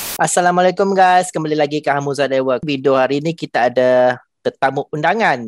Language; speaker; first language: Malay; native; Malay